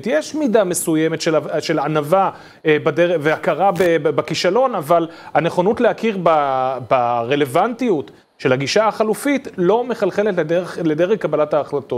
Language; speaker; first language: Hebrew; native; Hebrew